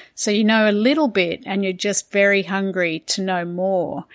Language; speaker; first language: English; native; English